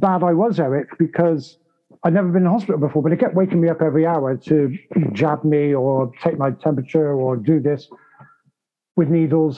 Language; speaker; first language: English; native; English